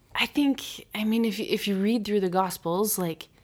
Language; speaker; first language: English; native; English